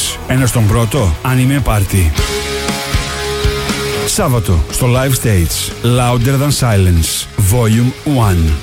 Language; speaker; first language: Greek; native; Greek